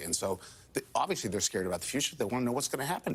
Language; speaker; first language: English; native; English